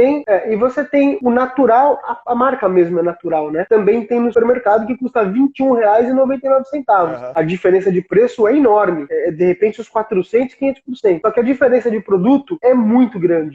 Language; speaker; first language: Portuguese; native; Portuguese